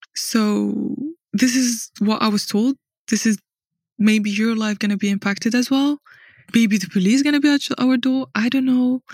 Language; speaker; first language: English; non-native, fluent; French